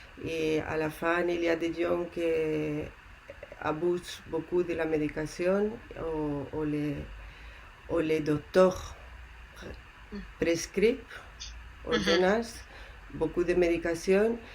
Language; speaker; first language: French; non-native, learner; Spanish